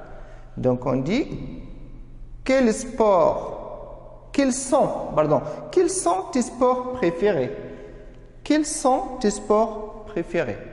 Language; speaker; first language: French; non-native, fluent; Arabic